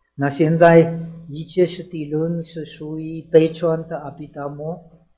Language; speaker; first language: Chinese; non-native, fluent; Czech